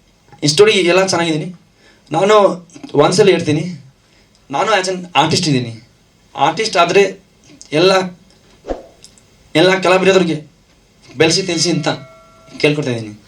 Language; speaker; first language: Kannada; non-native, learner; Hindi